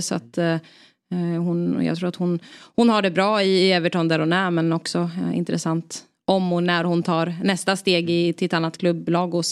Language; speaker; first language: Swedish; native; Swedish